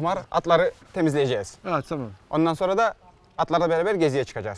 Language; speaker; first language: Turkish; native; Turkish